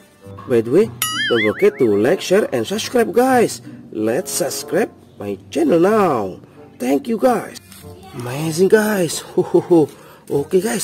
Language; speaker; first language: English; non-native, learner; Indonesian